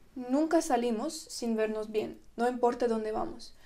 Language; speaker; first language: Spanish; non-native, fluent; Russian